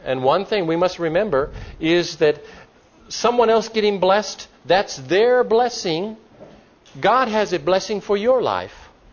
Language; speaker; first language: English; native; English